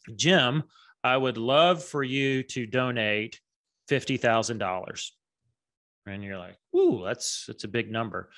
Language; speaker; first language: English; native; English